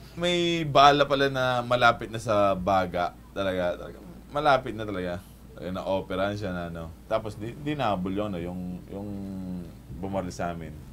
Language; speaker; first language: Filipino; non-native, local second language; Pampanga